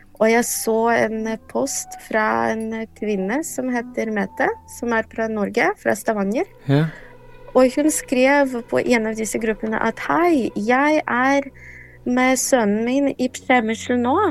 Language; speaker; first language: Norwegian; non-native, fluent; Ukrainian